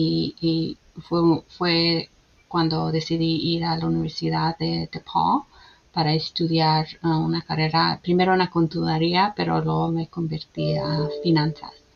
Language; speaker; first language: Spanish; early bilingual, heritage; Spanish